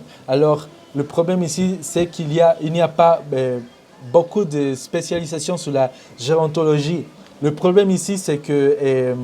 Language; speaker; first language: French; non-native, learner; Spanish